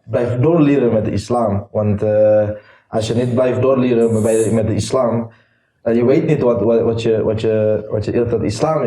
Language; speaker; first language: Dutch; non-native, learner; Indonesian